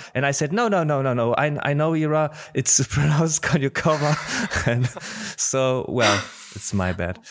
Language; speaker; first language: English; non-native, fluent; Polish